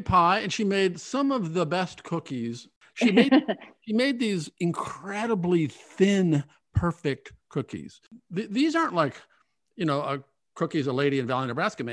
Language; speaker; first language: English; native; English